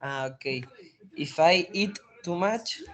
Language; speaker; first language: English; non-native, learner; Spanish